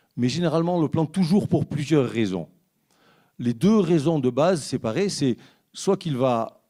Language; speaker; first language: French; native; French